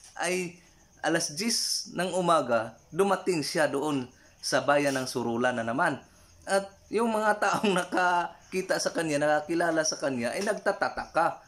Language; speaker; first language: Filipino; non-native, local second language; Cebuano